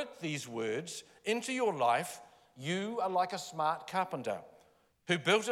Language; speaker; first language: English; native; English